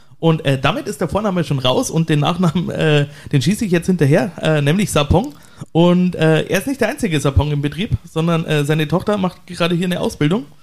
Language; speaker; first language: German; native; German